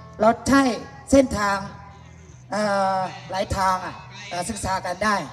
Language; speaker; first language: Thai; non-native, fluent; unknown